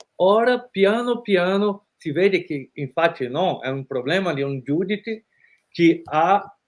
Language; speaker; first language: Italian; non-native, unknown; Portuguese